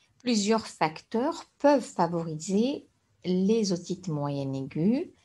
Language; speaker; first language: French; non-native, local second language; Arabic